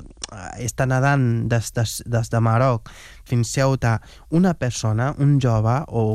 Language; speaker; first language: Catalan; non-native, fluent; Wolof